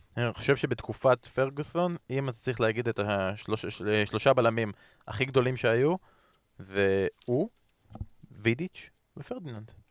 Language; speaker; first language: Hebrew; native; Hebrew